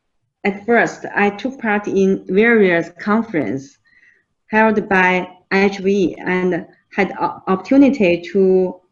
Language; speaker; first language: English; non-native, fluent; Chinese